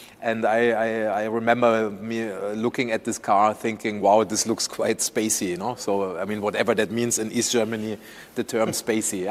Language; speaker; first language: English; non-native, fluent; German